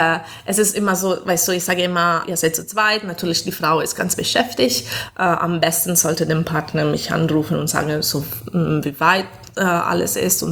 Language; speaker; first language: German; non-native, fluent; Italian